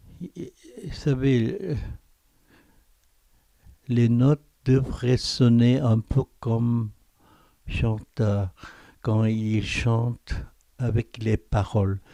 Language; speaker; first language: French; non-native, fluent; Korean